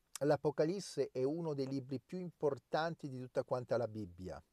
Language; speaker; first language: Italian; native; Italian